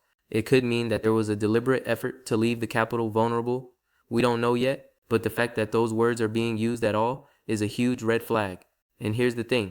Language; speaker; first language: English; native; English